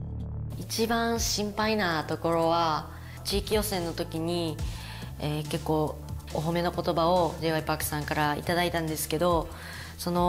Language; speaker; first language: Japanese; native; Japanese